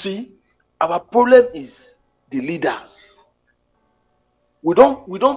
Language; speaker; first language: English; non-native, local second language; Yoruba